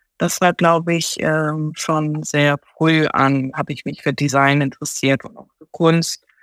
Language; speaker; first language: German; early bilingual, other home language; Japanese